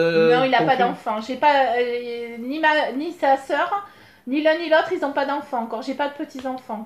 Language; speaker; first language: French; native; French